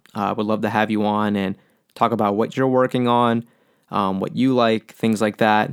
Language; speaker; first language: English; native; English